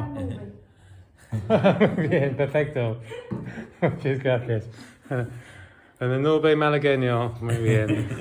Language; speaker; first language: Spanish; non-native, learner; English